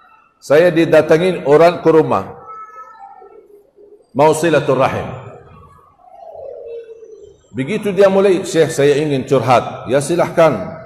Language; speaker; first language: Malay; non-native, fluent; Arabic